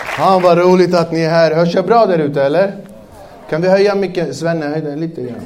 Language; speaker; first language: Swedish; native; Swedish